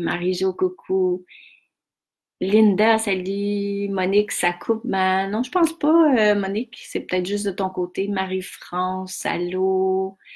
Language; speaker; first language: French; native; French